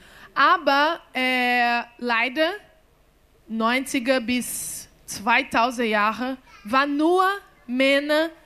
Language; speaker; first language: German; non-native, learner; Portuguese